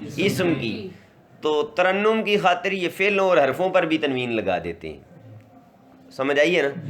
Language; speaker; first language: Urdu; non-native, local second language; Punjabi